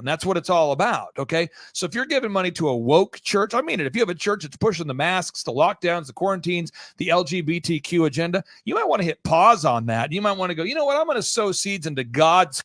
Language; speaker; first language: English; native; English